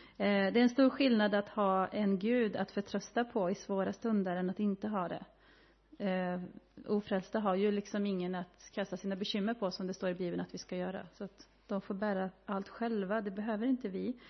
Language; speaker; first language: Swedish; native; Swedish